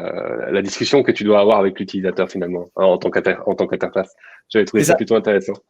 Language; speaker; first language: French; native; French